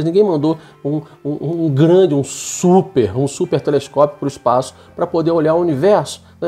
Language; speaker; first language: Portuguese; native; Portuguese